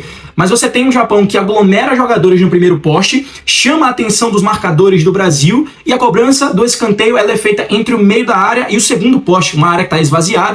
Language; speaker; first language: Portuguese; native; Portuguese